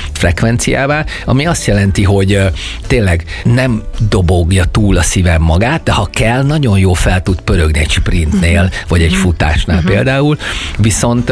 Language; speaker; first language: Hungarian; native; Hungarian